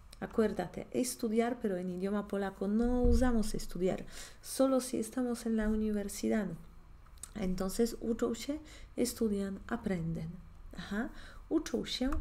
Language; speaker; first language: Spanish; non-native, fluent; Polish